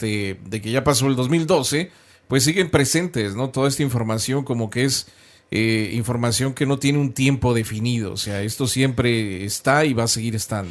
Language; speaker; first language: Spanish; native; Spanish